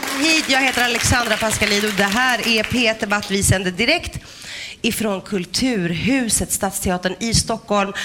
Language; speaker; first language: Swedish; early bilingual, other home language; Greek